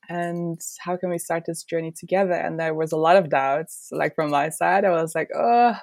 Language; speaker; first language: English; non-native, fluent; Dutch